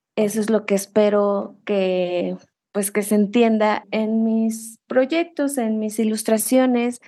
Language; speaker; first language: Spanish; native; Spanish